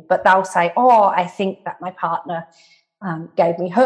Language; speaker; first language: English; native; English